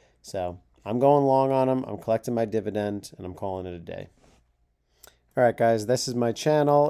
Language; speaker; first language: English; native; English